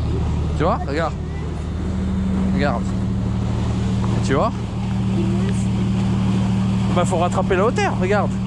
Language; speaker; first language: French; native; French